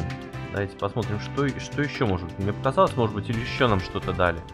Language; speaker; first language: Russian; native; Russian